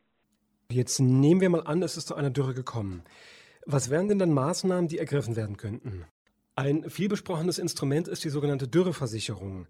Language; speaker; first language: German; native; German